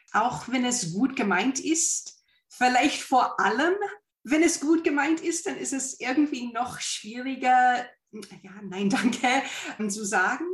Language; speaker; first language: German; non-native, fluent; English